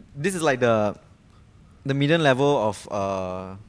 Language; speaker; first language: English; native; English